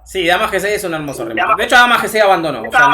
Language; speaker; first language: Spanish; native; Spanish